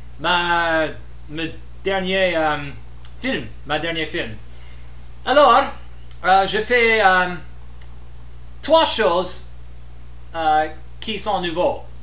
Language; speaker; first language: French; non-native, learner; English